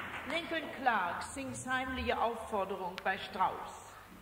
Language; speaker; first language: German; native; German